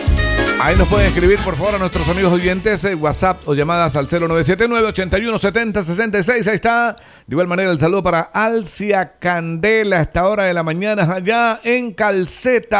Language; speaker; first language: Spanish; native; Spanish